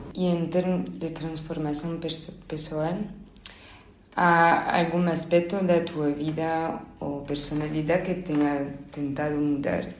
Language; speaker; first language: Portuguese; non-native, learner; Spanish